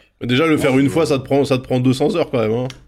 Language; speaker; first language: French; native; French